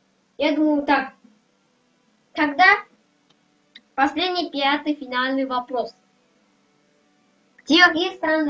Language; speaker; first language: Russian; non-native, local second language; Kazakh